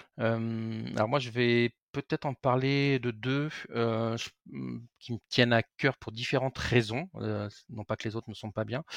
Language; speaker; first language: French; native; French